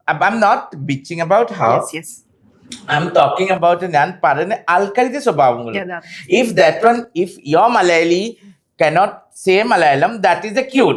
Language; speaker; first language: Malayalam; non-native, local second language; Assamese